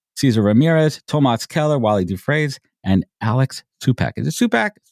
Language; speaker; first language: English; native; English